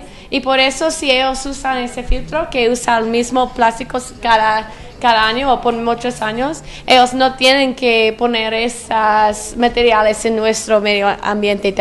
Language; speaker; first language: Spanish; non-native, learner; English